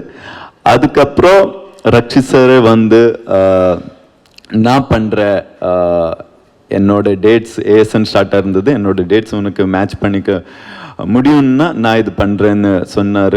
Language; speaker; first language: Tamil; non-native, learner; Kannada